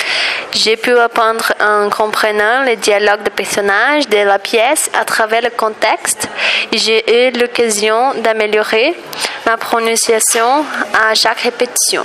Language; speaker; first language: French; non-native, learner; Portuguese